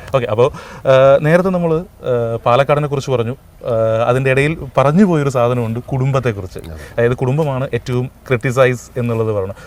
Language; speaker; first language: Malayalam; native; Malayalam